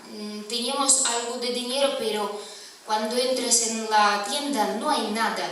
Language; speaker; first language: Spanish; non-native, fluent; Russian